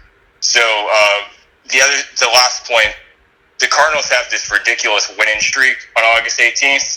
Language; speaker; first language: English; native; English